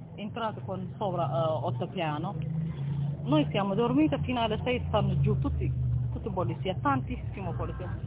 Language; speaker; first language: Italian; non-native, learner; Tigrinya